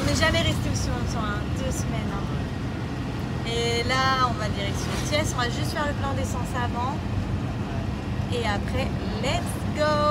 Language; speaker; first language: French; native; French